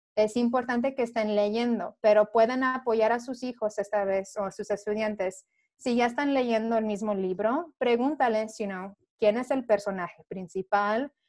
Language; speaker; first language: Spanish; early bilingual, heritage; Spanish